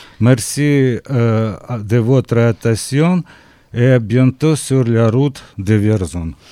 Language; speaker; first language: French; non-native, learner; Ukrainian